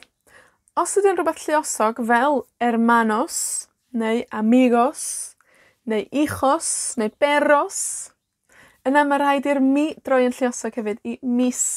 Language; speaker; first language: Welsh; native; Welsh